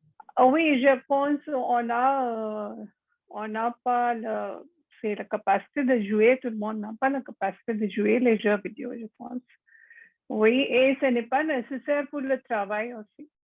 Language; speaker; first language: French; non-native, learner; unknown